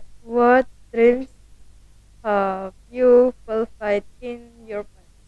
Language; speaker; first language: English; non-native, learner; Indonesian